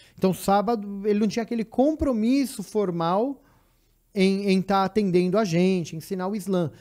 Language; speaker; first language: Portuguese; native; Portuguese